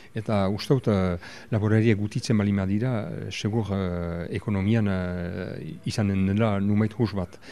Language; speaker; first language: Basque; native; Basque